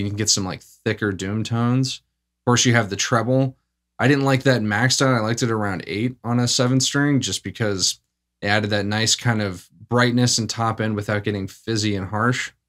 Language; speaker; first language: English; native; English